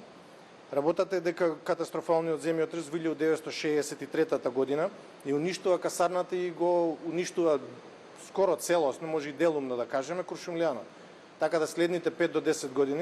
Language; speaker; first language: Macedonian; native; Macedonian